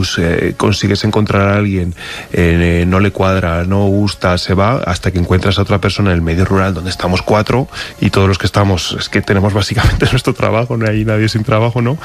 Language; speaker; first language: Spanish; native; Spanish